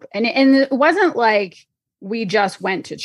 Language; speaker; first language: English; native; English